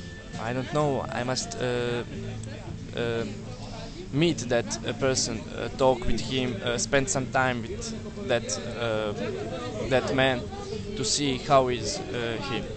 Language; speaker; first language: English; non-native, learner; Serbian